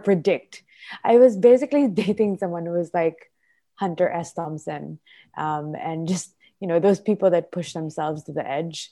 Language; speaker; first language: English; non-native, local second language; Filipino